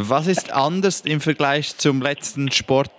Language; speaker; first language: German; native; German